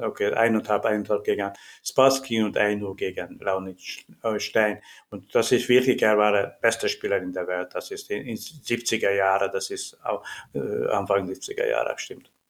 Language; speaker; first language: German; non-native, learner; Hungarian